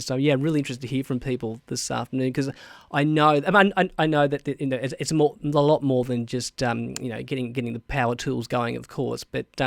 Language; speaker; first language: English; native; English